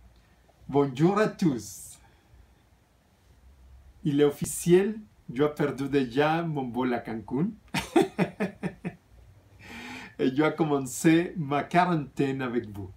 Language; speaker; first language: French; non-native, fluent; Spanish